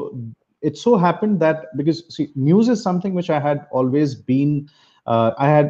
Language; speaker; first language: English; non-native, local second language; Bangla